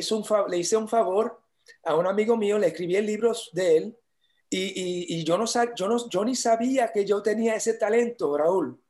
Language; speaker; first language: Spanish; early bilingual, heritage; Spanish